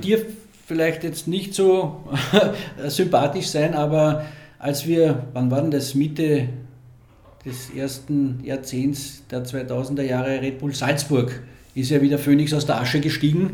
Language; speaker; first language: German; native; German